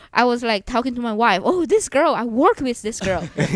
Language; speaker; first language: English; non-native, fluent; Chinese